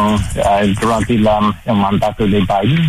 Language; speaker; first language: Spanish; non-native, learner; English